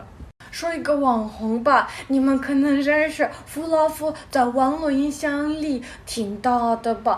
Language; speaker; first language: Chinese; non-native, fluent; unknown